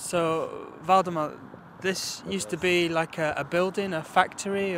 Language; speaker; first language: English; native; English